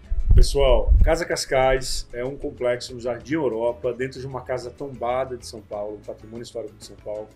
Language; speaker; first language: Portuguese; native; Portuguese